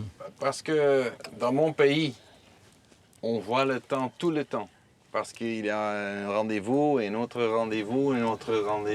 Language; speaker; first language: French; non-native, fluent; Dutch